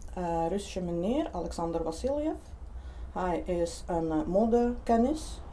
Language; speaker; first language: Dutch; non-native, fluent; Lithuanian